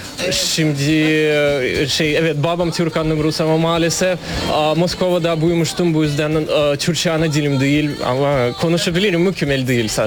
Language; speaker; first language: Turkish; non-native, learner; Russian